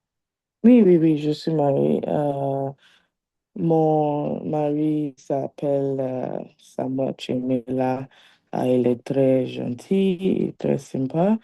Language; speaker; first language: French; non-native, learner; Igbo